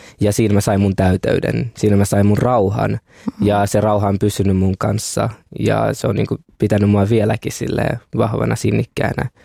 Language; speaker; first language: Finnish; early bilingual, other home language; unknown